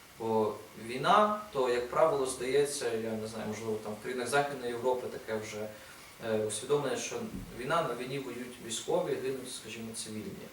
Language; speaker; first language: Ukrainian; native; Ukrainian